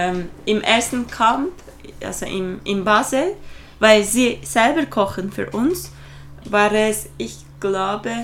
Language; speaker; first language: German; non-native, fluent; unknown